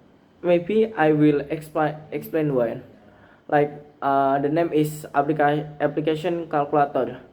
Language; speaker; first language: English; non-native, learner; Indonesian